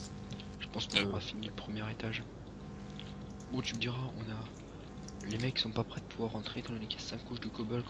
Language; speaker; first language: French; native; French